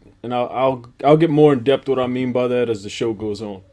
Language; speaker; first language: English; native; English